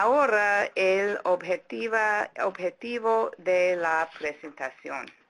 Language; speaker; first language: Spanish; non-native, fluent; English